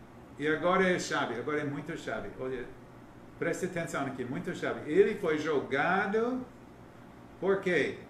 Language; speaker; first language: Portuguese; non-native, learner; English